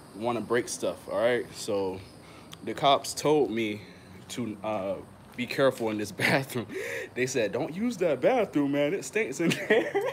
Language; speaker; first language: English; native; English